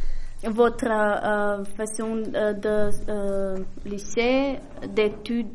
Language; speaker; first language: French; non-native, learner; Macedonian